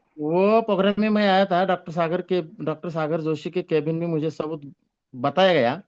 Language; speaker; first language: Hindi; non-native, local second language; Marathi